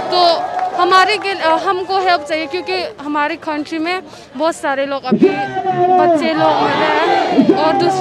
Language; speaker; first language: Hindi; non-native, learner; Burmese